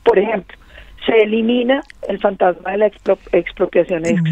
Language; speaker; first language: Spanish; native; Spanish